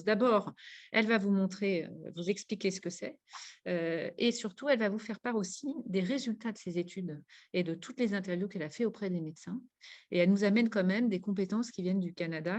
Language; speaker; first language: French; native; French